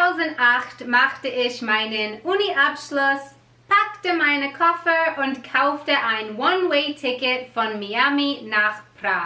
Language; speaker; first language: German; non-native, fluent; English